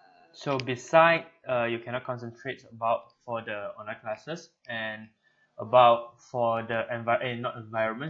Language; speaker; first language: English; non-native, learner; Chinese